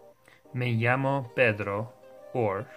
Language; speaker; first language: Spanish; non-native, learner; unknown